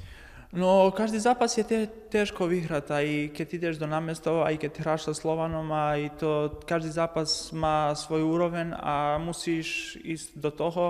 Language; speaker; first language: Slovak; non-native, learner; Macedonian